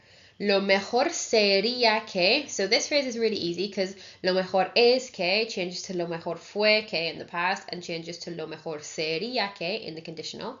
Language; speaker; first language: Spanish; non-native, fluent; English